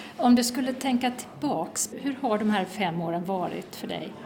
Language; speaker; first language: Swedish; native; Swedish